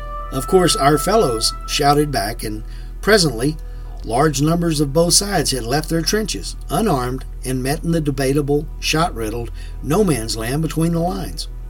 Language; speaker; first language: English; native; English